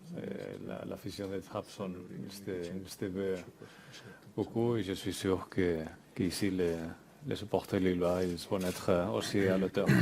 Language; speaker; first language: French; non-native, fluent; Spanish